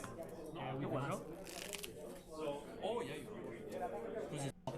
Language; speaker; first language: Spanish; native; Spanish